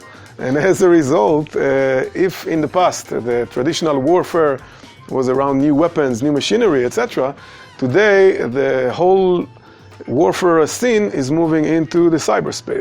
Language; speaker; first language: English; non-native, fluent; Hebrew